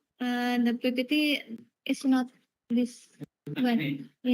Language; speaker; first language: English; non-native, learner; Indonesian